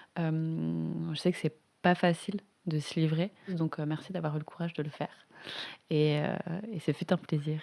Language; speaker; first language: French; native; French